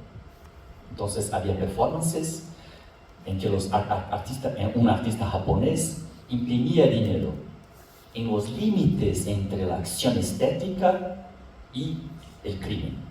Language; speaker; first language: Spanish; non-native, fluent; Portuguese